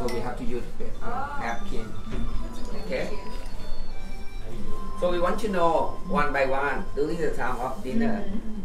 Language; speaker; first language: English; non-native, learner; Thai